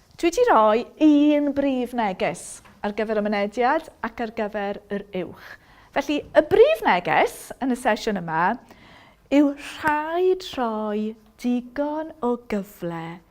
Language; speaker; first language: Welsh; native; Welsh